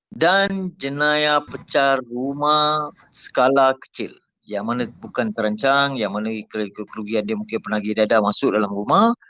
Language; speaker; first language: Malay; non-native, local second language; Tamil